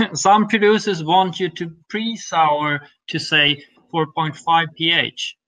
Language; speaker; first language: English; non-native, fluent; Swedish